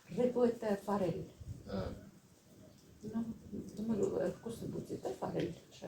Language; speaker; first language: Russian; non-native, fluent; Armenian